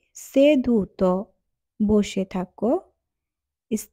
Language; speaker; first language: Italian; non-native, fluent; Bangla